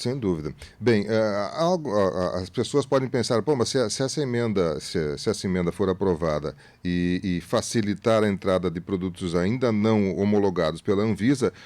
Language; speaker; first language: Portuguese; native; Portuguese